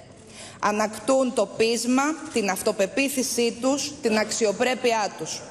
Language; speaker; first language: Greek; native; Greek